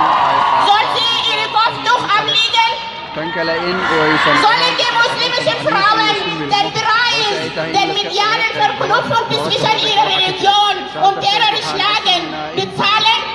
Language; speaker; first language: German; non-native, fluent; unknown